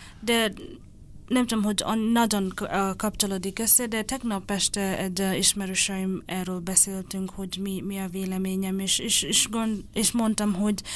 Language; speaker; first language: Hungarian; non-native, learner; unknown